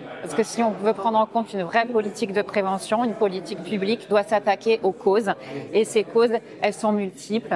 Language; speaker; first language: French; native; French